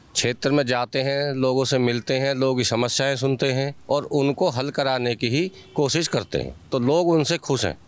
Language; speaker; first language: Hindi; native; Hindi